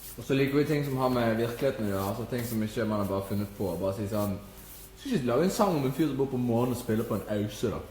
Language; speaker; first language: Norwegian; native; Norwegian